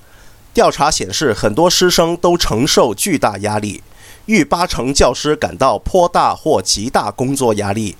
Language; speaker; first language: Chinese; non-native, local second language; Cantonese